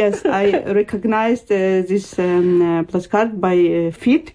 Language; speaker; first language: English; non-native, fluent; Ukrainian